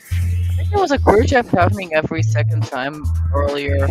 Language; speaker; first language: English; native; English